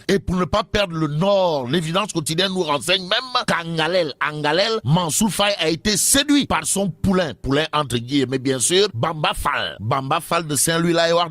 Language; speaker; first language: French; non-native, local second language; Wolof